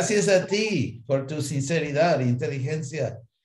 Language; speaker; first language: Spanish; non-native, fluent; English